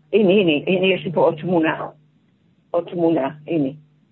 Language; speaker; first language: Hebrew; non-native, fluent; Dutch